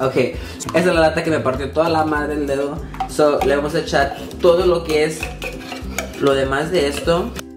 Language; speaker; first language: Spanish; early bilingual, heritage; Spanish